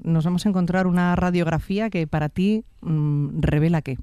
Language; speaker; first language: Spanish; native; Spanish